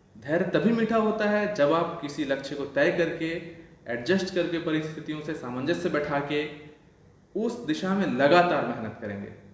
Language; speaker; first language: Hindi; non-native, local second language; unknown